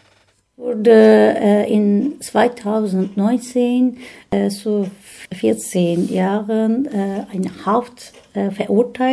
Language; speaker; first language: German; non-native, learner; Turkish